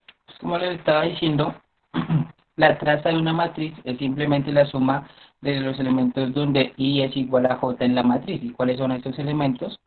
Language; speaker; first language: Spanish; native; Spanish